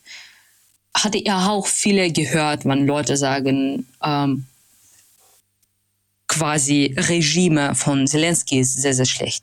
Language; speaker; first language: German; non-native, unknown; Russian